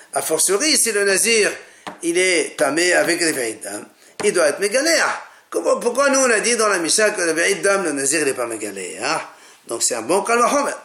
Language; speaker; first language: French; native; French